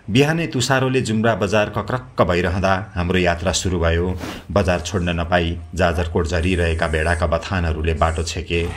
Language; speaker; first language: Nepali; native; Nepali